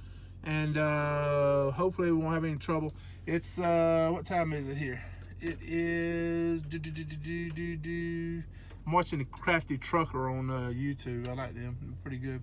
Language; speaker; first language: English; native; English